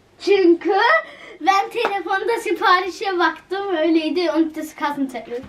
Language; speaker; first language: Turkish; early bilingual, heritage; Turkish